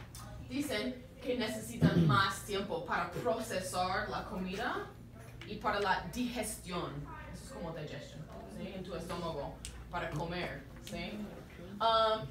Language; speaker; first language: Spanish; non-native, fluent; English